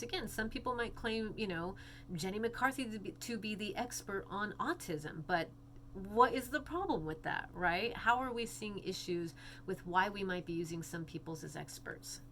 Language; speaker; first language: English; native; English